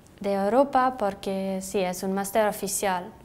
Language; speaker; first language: Spanish; non-native, fluent; German